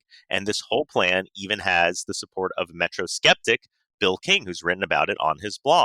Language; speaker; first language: English; native; English